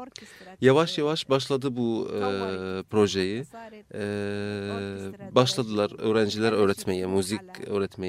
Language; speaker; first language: Turkish; non-native, fluent; Arabic